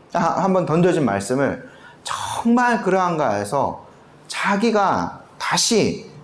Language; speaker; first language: Korean; native; Korean